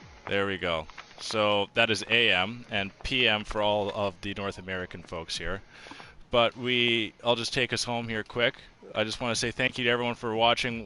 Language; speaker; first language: English; native; English